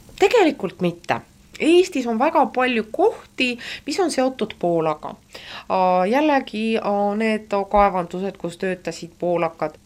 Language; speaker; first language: Estonian; non-native, local second language; Russian